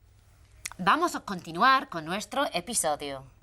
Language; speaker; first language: Spanish; native; Spanish